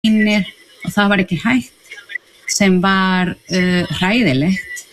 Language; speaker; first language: Icelandic; non-native, fluent; Spanish